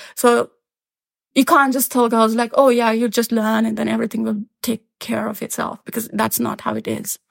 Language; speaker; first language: English; non-native, fluent; Pashto